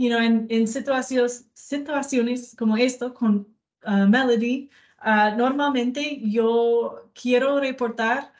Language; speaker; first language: Spanish; non-native, learner; English